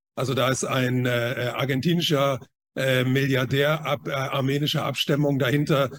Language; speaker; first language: German; non-native, fluent; Chinese